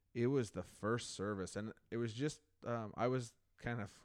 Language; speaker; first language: English; native; English